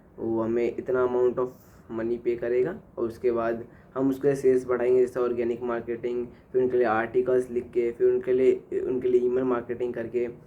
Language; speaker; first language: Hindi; native; Hindi